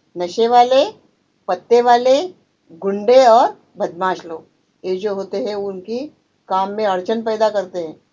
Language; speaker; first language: Hindi; non-native, local second language; Marathi